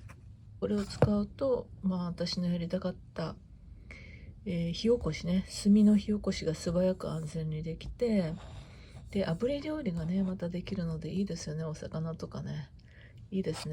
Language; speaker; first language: Japanese; native; Japanese